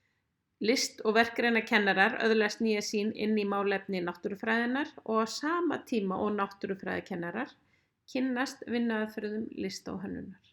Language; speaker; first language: Icelandic; native; Icelandic